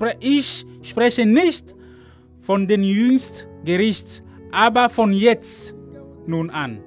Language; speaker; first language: German; non-native, learner; Ewe